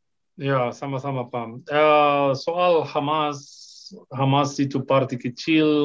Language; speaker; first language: Indonesian; non-native, fluent; Arabic